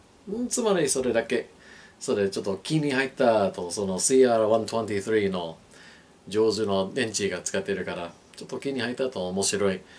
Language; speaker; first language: Japanese; non-native, learner; English